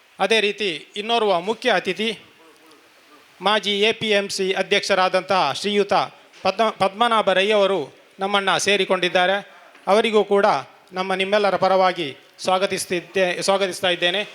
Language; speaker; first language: Kannada; non-native, local second language; Badaga